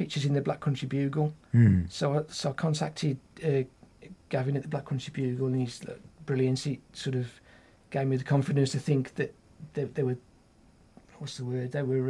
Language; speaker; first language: English; native; English